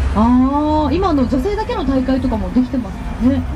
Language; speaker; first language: Japanese; native; Japanese